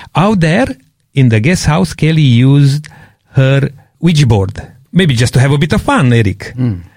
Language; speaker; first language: English; non-native, fluent; Romanian